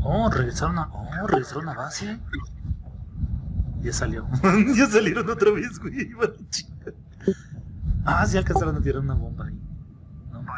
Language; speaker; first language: Spanish; native; Spanish